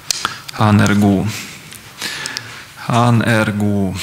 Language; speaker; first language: Swedish; non-native, fluent; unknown